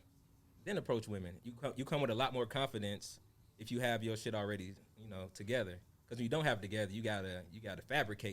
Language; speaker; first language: English; native; English